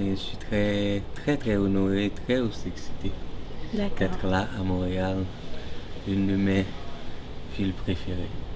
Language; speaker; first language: French; non-native, local second language; Haitian Creole